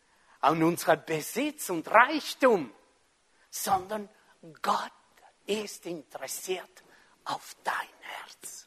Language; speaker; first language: German; non-native, fluent; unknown